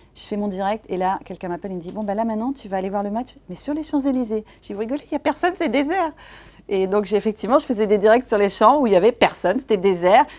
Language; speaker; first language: French; native; French